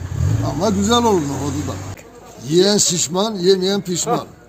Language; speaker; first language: Turkish; native; Turkish